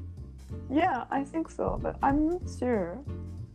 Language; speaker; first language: English; non-native, learner; Japanese